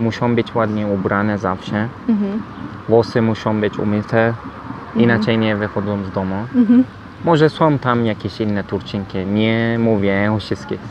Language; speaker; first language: Polish; non-native, learner; Turkish